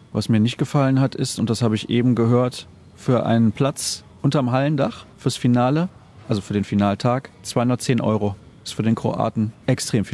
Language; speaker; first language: German; native; German